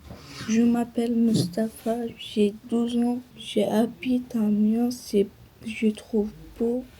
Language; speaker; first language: French; early bilingual, other home language; Arabic